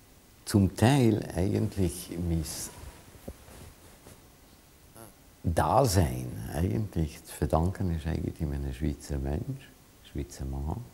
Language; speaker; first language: German; non-native, fluent; Hungarian